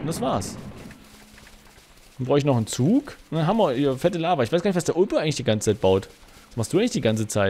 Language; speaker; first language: German; native; German